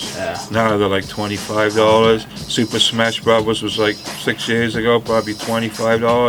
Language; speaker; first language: English; non-native, fluent; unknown